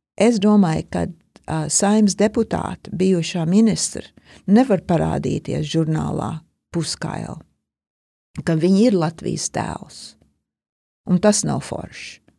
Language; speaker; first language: Latvian; early bilingual, heritage; Latvian